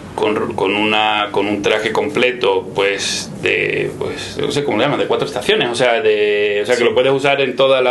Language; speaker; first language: Spanish; native; Spanish